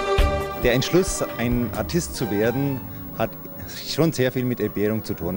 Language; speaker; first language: German; native; German